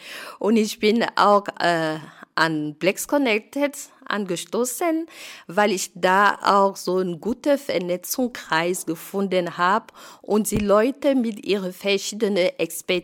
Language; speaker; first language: German; non-native, fluent; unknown